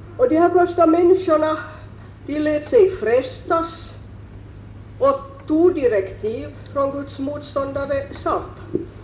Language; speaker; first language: Swedish; native; Swedish